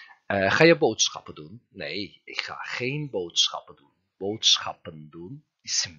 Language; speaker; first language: Dutch; non-native, fluent; Turkish